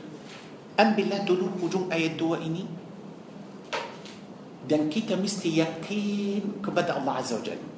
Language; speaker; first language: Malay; non-native, fluent; Arabic